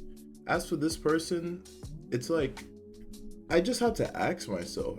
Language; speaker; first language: English; native; English